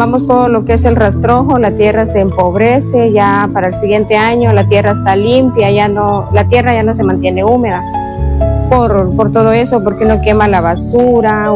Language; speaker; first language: Spanish; native; Spanish